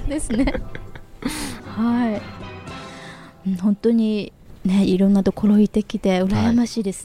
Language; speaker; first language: Japanese; non-native, fluent; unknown